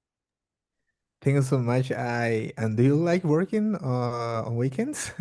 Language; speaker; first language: English; non-native, fluent; Portuguese